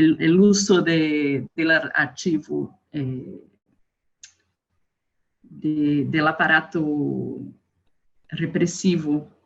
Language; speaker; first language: Spanish; non-native, learner; Portuguese